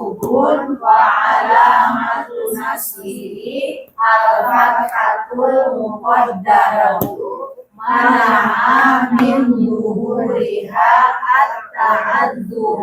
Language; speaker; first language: Arabic; non-native, learner; Indonesian